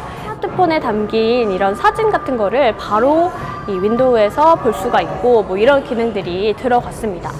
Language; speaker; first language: Korean; native; Korean